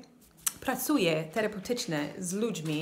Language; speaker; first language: Polish; non-native, learner; English